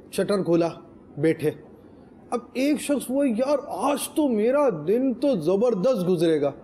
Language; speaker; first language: Urdu; native; Urdu